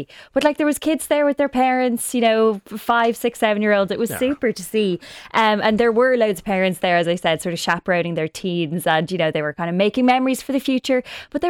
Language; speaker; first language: English; native; English